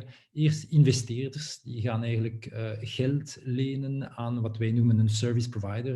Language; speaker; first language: Dutch; non-native, local second language; French